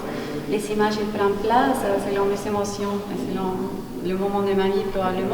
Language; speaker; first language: French; non-native, fluent; Spanish